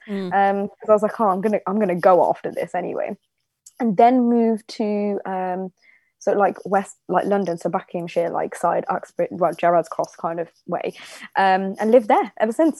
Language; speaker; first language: English; native; English